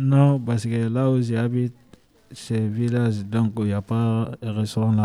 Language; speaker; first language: French; non-native, local second language; Bambara